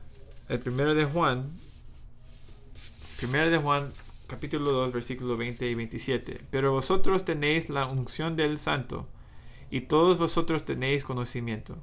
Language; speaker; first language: Spanish; non-native, fluent; English